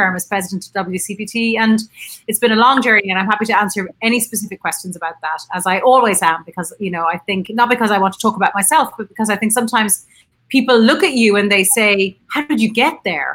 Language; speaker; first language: English; native; English